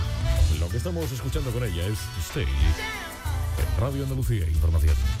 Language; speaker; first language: Spanish; native; Spanish